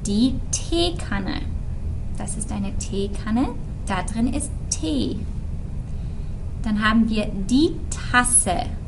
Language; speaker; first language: German; non-native, fluent; English